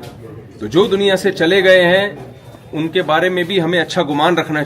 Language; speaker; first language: Urdu; native; Urdu